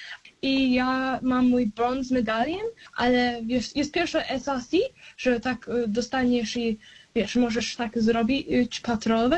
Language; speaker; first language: Polish; early bilingual, heritage; Polish